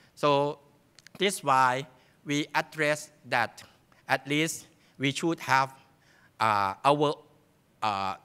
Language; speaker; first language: English; non-native, fluent; Thai